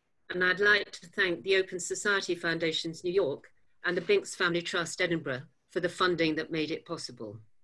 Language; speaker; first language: English; native; English